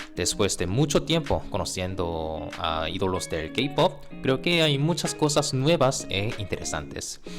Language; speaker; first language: Spanish; non-native, fluent; Korean